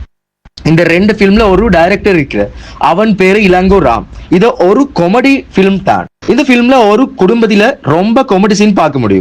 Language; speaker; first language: Tamil; non-native, local second language; Sinhala